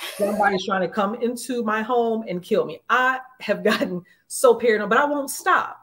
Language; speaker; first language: English; native; English